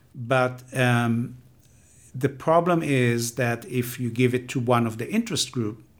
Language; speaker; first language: English; non-native, fluent; Hebrew